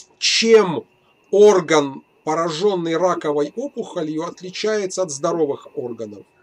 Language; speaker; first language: Russian; native; Russian